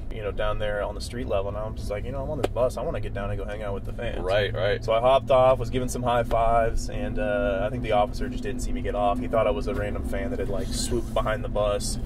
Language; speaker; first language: English; native; English